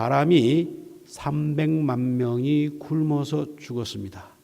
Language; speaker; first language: Korean; native; Korean